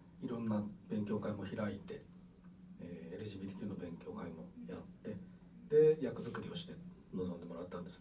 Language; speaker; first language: Japanese; native; Japanese